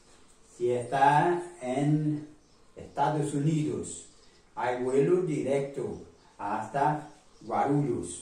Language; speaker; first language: Spanish; non-native, learner; Portuguese